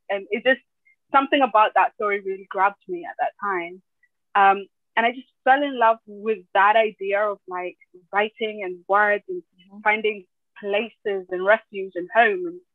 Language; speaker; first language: English; early bilingual, other home language; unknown